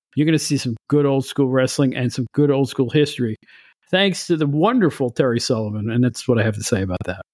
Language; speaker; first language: English; native; English